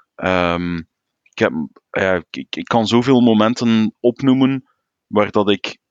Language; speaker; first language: Dutch; native; Dutch